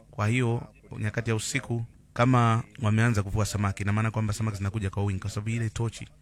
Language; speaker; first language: Swahili; non-native, fluent; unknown